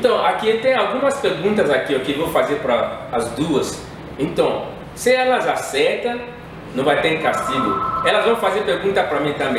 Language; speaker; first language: Portuguese; non-native, fluent; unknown